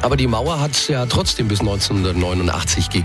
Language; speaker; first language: German; native; German